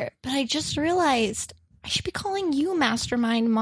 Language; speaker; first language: English; native; English